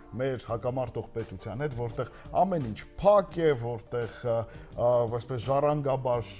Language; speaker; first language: Armenian; native; Armenian